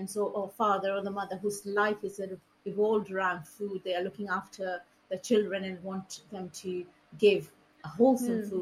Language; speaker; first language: English; non-native, local second language; Punjabi